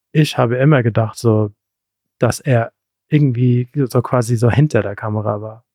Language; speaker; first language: German; native; German